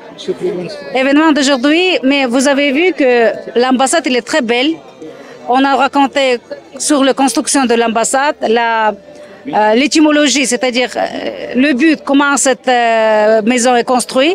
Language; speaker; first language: French; non-native, fluent; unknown